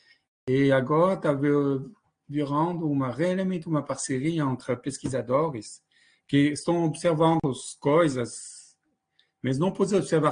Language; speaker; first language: Portuguese; non-native, fluent; French